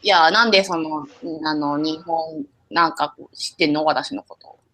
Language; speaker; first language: Japanese; native; Japanese